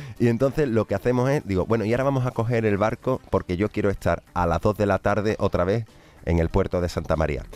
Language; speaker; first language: Spanish; native; Spanish